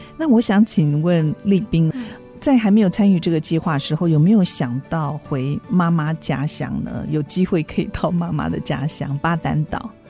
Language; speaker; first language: Chinese; native; Chinese